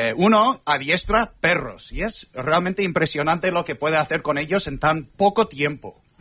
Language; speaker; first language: Spanish; non-native, fluent; English